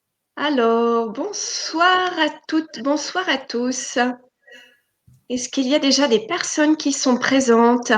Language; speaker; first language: French; native; French